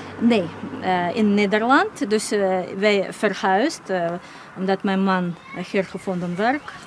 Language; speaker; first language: Dutch; non-native, learner; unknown